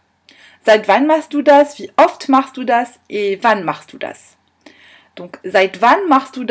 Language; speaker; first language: German; non-native, fluent; French